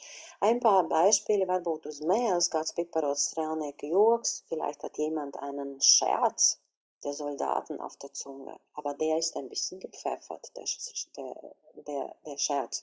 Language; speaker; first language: German; non-native, fluent; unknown